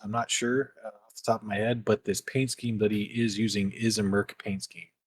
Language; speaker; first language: English; native; English